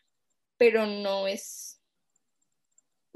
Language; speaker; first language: Spanish; non-native, fluent; English